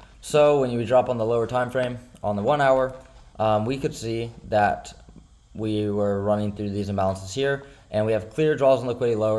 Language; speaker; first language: English; native; English